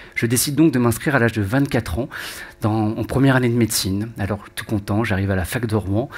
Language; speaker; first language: French; native; French